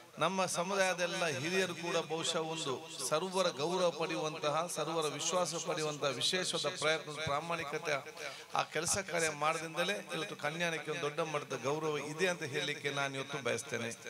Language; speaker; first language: Kannada; non-native, local second language; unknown